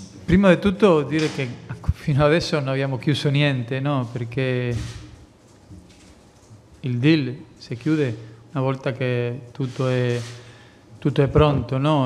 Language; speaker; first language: Italian; non-native, fluent; Spanish